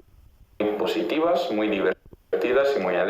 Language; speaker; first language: Spanish; non-native, fluent; Italian